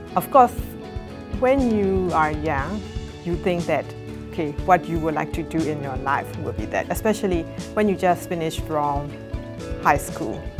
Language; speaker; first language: English; non-native, fluent; Burmese